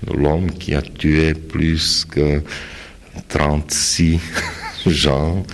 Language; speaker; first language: French; non-native, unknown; Slovak